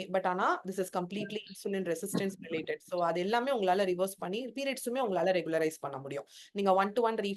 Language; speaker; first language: Tamil; native; Tamil